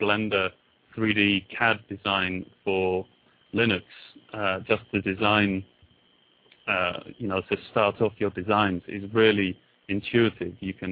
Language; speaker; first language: English; native; English